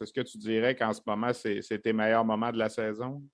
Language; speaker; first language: French; native; French